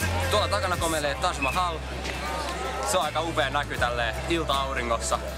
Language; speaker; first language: Finnish; native; Finnish